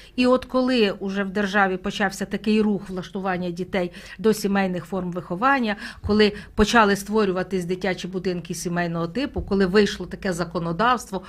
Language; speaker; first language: Ukrainian; native; Ukrainian